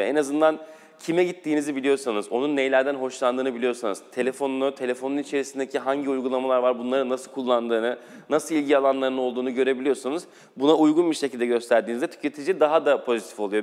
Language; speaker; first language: Turkish; native; Turkish